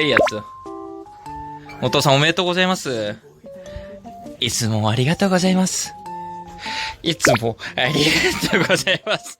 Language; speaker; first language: Japanese; non-native, fluent; Korean